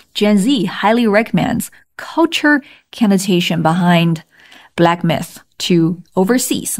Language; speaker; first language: English; non-native, fluent; Chinese